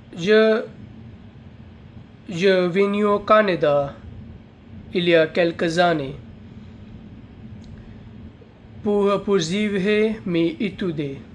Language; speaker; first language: French; non-native, learner; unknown